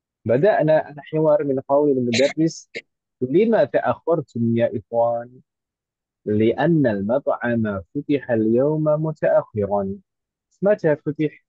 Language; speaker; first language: Arabic; non-native, fluent; Indonesian